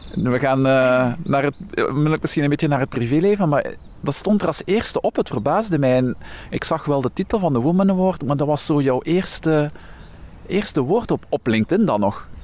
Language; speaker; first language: Dutch; native; Dutch